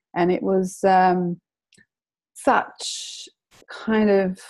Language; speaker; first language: English; non-native, fluent; Italian